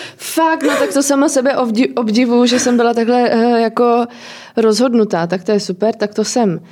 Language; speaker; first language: Czech; native; Czech